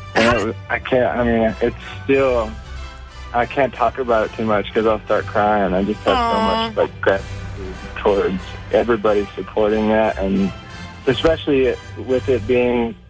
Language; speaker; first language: English; native; English